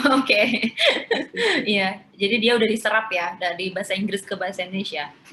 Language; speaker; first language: Indonesian; non-native, local second language; Javanese